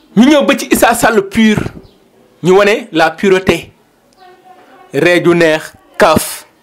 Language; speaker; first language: Wolof; native; Wolof